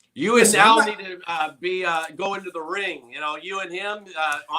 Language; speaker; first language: English; native; English